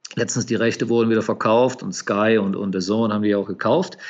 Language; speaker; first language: German; native; German